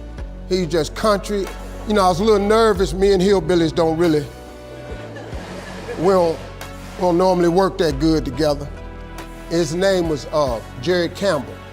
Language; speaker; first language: English; native; English